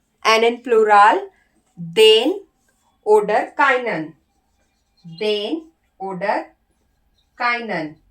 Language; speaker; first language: German; non-native, learner; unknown